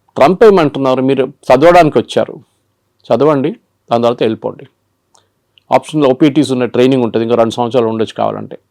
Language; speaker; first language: Telugu; non-native, local second language; Malayalam